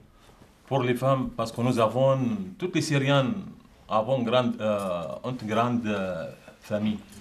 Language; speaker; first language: French; non-native, learner; Arabic